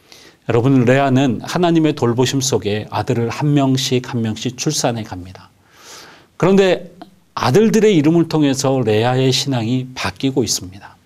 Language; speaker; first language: Korean; native; Korean